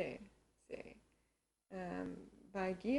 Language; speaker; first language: Spanish; early bilingual, heritage; Spanish